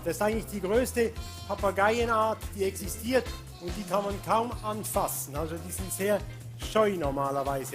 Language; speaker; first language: German; non-native, fluent; French